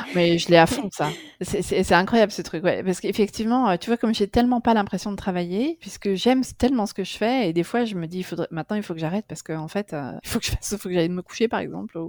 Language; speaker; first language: French; native; French